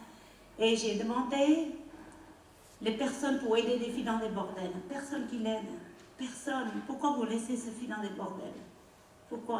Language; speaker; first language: French; non-native, learner; Khmer